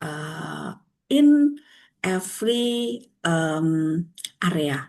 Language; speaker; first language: English; non-native, learner; Indonesian